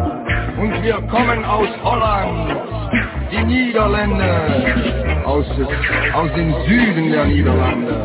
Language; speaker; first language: German; non-native, learner; Dutch